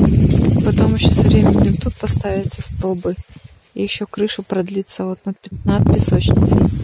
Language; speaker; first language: Russian; native; Russian